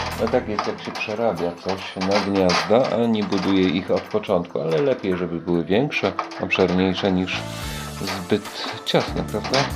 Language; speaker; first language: Polish; native; Polish